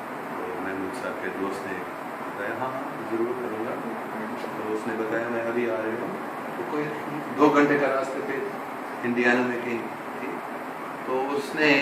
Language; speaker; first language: Hindi; non-native, local second language; English